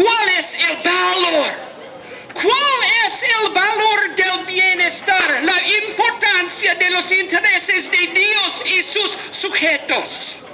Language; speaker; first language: Spanish; non-native, learner; English